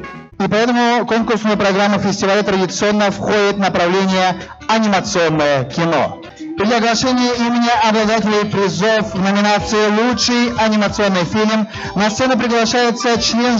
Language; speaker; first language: Russian; native; Russian